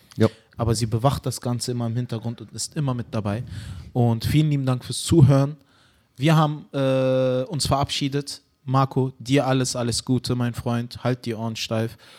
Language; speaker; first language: German; early bilingual, other home language; Turkish